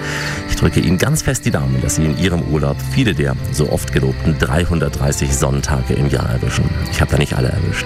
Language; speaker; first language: German; native; German